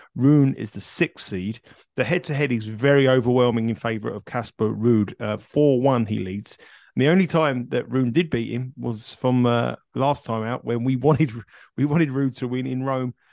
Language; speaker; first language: English; native; English